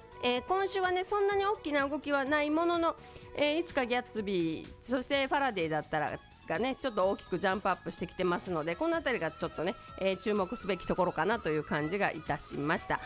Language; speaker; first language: Japanese; native; Japanese